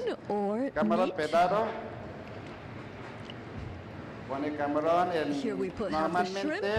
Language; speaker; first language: Spanish; non-native, learner; Thai